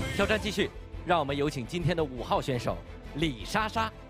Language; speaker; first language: Chinese; native; Chinese